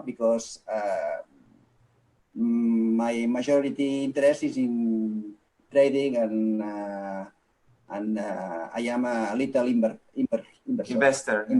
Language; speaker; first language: English; non-native, local second language; Catalan